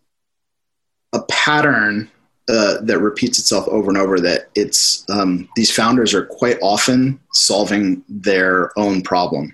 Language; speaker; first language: English; native; English